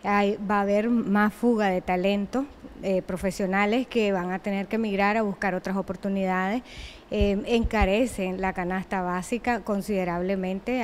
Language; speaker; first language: Spanish; native; Spanish